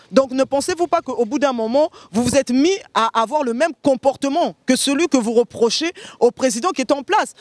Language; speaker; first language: French; non-native, local second language; Lingala